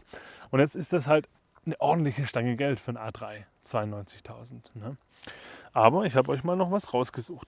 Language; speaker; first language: German; native; German